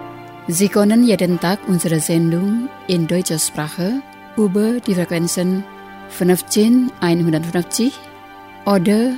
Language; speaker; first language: German; non-native, fluent; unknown